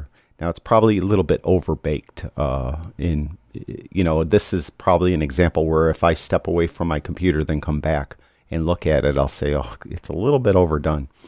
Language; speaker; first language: English; native; English